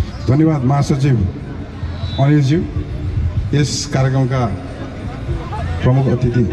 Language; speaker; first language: Nepali; native; Nepali